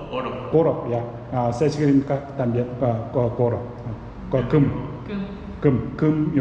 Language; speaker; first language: Spanish; non-native, learner; Korean